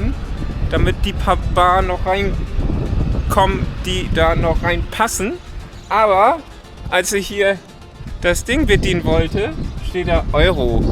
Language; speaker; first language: German; native; German